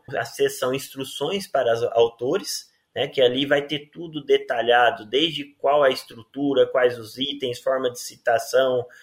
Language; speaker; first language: Portuguese; native; Portuguese